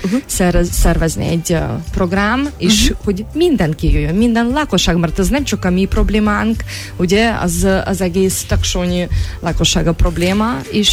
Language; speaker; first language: Hungarian; non-native, fluent; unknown